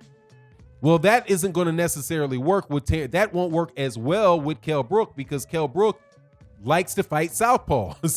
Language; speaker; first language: English; native; English